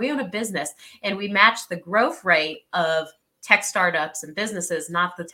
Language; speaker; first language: English; native; English